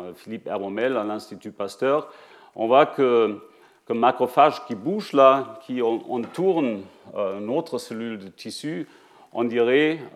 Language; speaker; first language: French; non-native, fluent; German